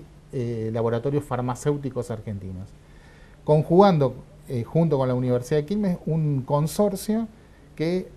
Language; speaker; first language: Spanish; native; Spanish